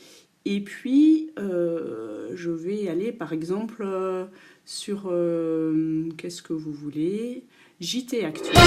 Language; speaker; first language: French; native; French